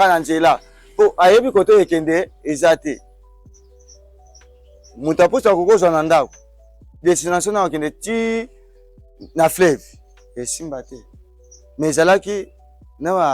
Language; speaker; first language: Lingala; native; Lingala